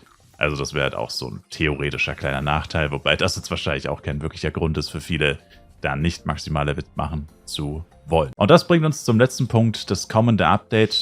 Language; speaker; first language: German; native; German